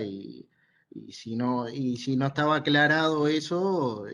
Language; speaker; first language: Spanish; native; Spanish